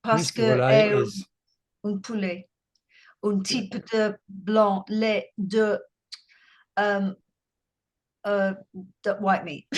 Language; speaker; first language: French; non-native, learner; English